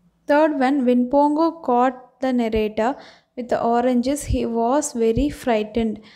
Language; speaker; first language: English; non-native, local second language; Tamil